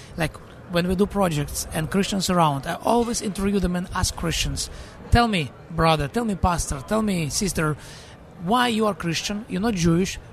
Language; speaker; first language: English; non-native, fluent; Russian